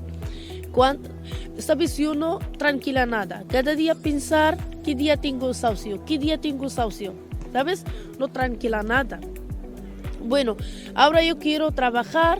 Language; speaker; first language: Spanish; non-native, learner; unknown